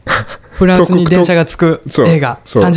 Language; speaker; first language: Japanese; native; Japanese